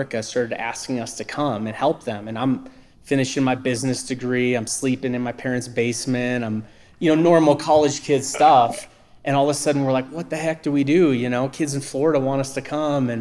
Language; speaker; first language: English; native; English